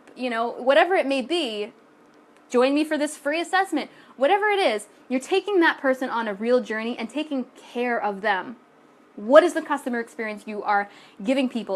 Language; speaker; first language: English; native; English